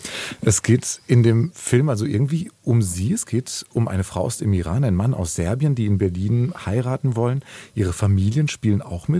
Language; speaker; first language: German; native; German